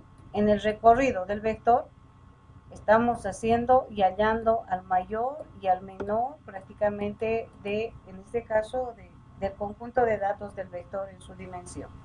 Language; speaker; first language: Spanish; native; Spanish